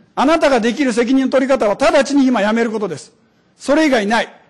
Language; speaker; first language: Japanese; native; Japanese